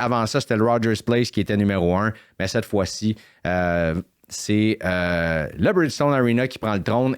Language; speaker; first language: French; native; French